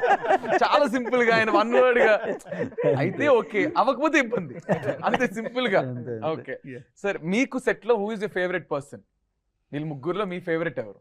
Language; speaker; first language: Telugu; native; Telugu